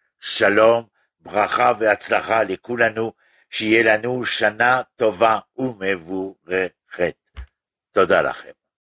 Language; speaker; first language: Hebrew; non-native, fluent; French